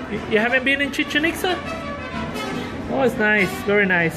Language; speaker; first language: English; non-native, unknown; Spanish